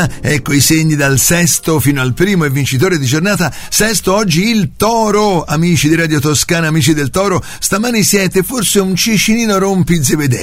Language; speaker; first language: Italian; native; Italian